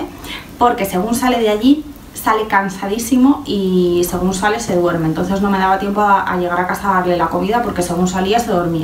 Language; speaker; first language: Spanish; native; Spanish